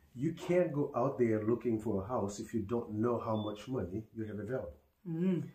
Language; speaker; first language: English; non-native, fluent; Haitian Creole